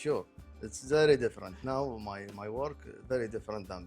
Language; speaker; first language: English; non-native, local second language; Arabic